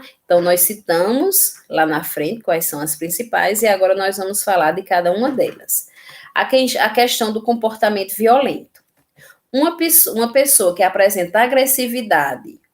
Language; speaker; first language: Portuguese; native; Portuguese